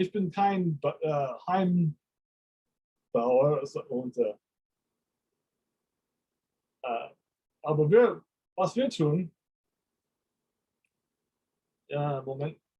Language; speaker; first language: German; non-native, fluent; English